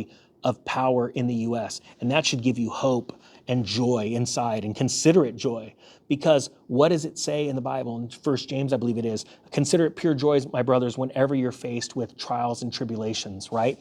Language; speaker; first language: English; native; English